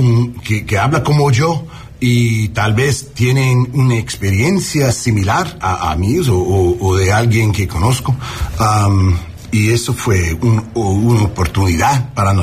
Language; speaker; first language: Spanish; non-native, learner; English